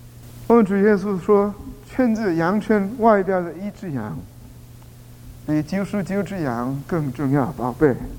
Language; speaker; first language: Chinese; non-native, fluent; Korean